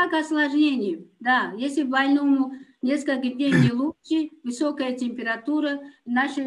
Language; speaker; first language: Russian; non-native, local second language; Tajik